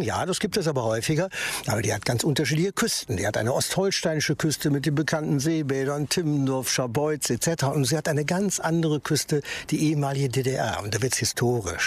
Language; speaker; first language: German; native; German